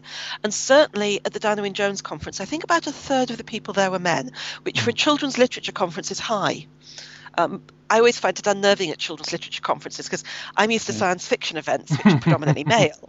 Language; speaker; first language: English; native; English